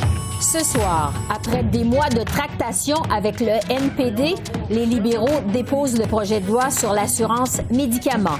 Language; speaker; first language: French; native; French